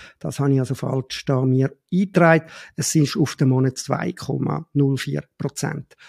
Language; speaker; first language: German; native; German